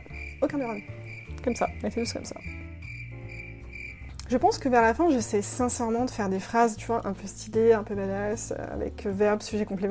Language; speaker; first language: French; native; French